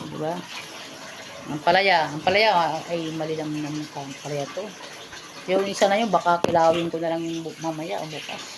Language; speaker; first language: Filipino; non-native, local second language; Bikol